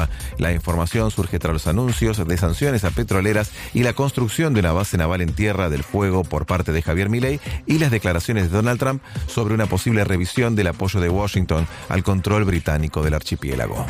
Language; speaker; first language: Spanish; native; Spanish